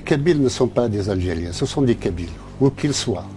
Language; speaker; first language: French; non-native, local second language; Kabyle